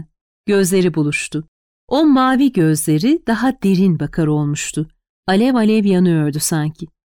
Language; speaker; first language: Turkish; native; Turkish